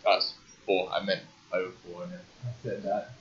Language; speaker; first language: English; native; English